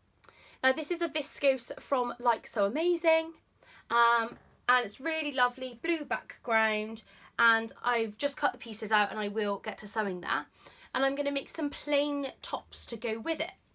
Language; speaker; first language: English; native; English